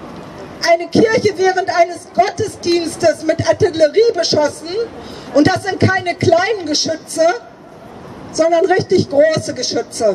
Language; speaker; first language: German; native; German